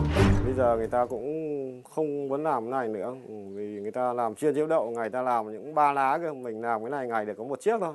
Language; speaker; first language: Vietnamese; native; Vietnamese